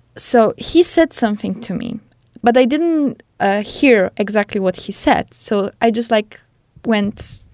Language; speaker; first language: English; non-native, fluent; Polish